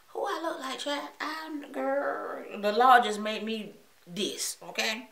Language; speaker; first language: English; native; English